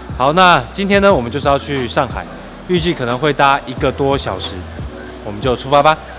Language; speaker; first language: Chinese; native; Chinese